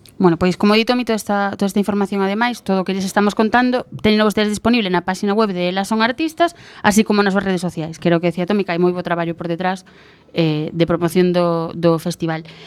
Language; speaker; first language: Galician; non-native, local second language; Spanish